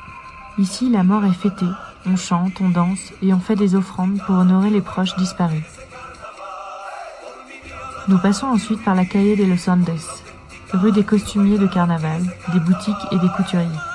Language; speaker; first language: French; native; French